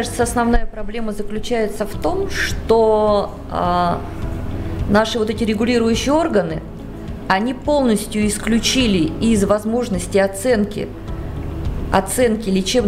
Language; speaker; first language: Russian; native; Russian